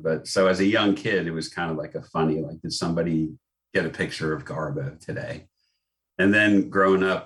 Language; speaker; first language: English; native; English